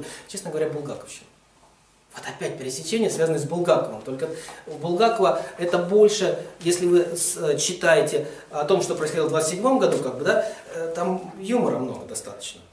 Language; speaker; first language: Russian; native; Russian